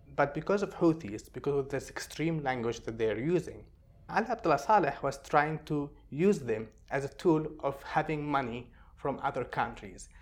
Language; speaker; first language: English; non-native, fluent; Arabic